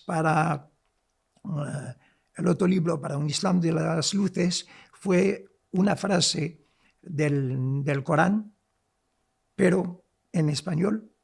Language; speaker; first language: Spanish; non-native, local second language; Arabic